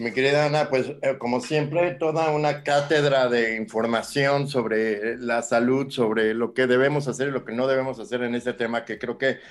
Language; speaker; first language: Spanish; native; Spanish